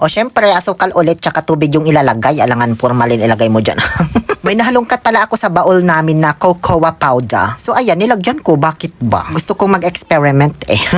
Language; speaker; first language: Filipino; non-native, local second language; Pampanga